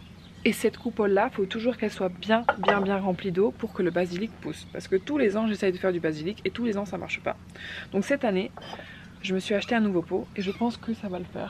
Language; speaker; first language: French; native; French